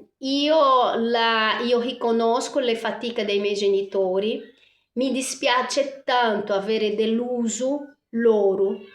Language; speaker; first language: Italian; non-native, fluent; Portuguese